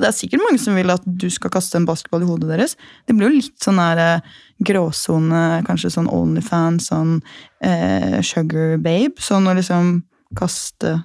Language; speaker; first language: Norwegian; native; Norwegian